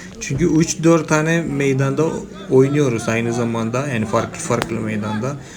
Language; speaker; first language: Turkish; non-native, fluent; Malayalam